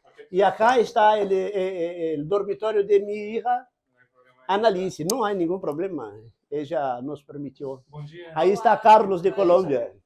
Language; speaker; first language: Spanish; non-native, fluent; Portuguese